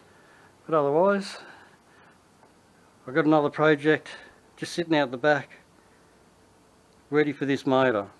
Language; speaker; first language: English; native; English